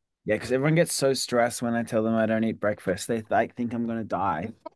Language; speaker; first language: English; native; English